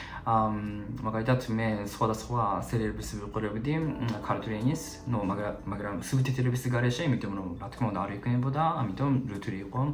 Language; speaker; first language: Georgian; non-native, fluent; Japanese